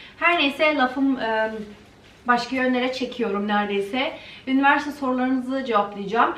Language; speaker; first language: Turkish; early bilingual, heritage; Turkish